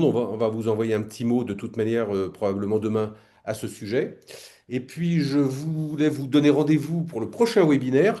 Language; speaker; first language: French; native; French